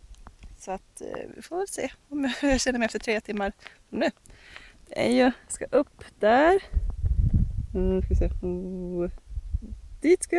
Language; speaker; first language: Swedish; native; Swedish